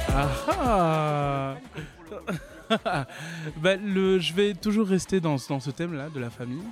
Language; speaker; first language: French; native; French